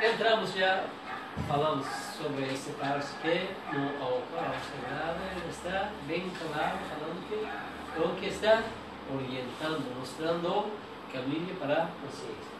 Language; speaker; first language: Portuguese; non-native, learner; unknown